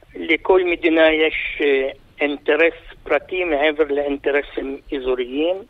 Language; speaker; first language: Hebrew; non-native, local second language; Arabic